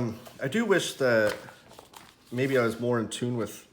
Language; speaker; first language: English; native; English